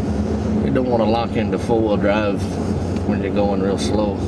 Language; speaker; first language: English; native; English